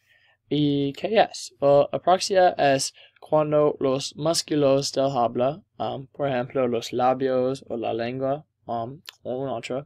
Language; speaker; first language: Spanish; non-native, learner; English